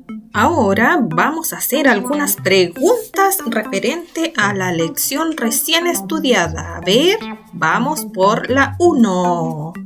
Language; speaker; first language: Spanish; native; Spanish